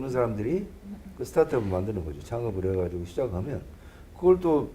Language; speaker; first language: Korean; native; Korean